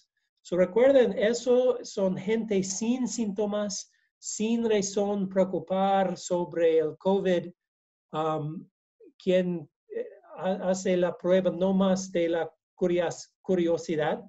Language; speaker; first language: Spanish; non-native, learner; English